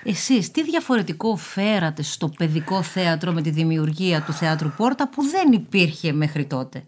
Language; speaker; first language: Greek; native; Greek